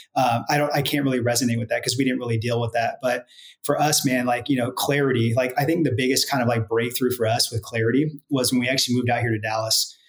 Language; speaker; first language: English; native; English